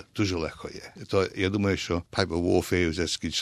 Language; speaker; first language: Ukrainian; early bilingual, heritage; Ukrainian